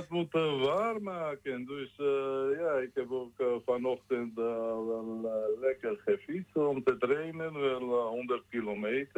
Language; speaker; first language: Dutch; non-native, learner; Georgian